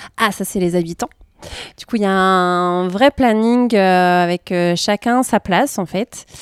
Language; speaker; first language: French; native; French